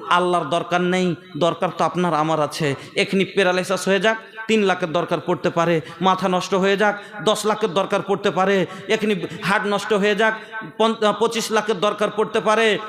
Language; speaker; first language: Bangla; non-native, local second language; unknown